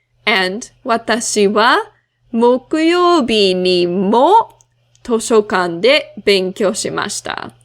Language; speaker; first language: Japanese; non-native, fluent; English